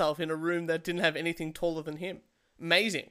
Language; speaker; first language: English; native; English